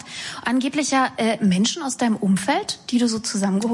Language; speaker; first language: German; native; German